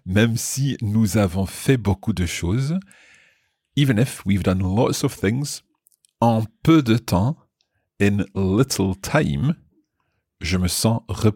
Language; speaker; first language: French; non-native, fluent; English